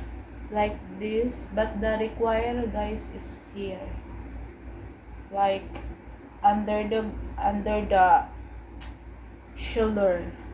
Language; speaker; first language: English; non-native, learner; Cebuano